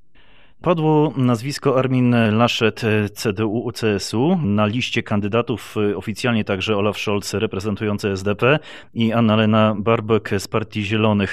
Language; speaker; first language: Polish; native; Polish